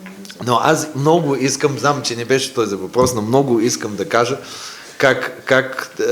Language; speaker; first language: Bulgarian; non-native, fluent; Russian